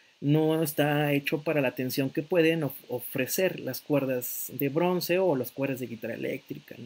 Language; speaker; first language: Spanish; native; Spanish